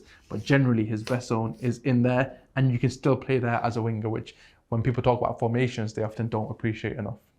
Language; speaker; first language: English; native; English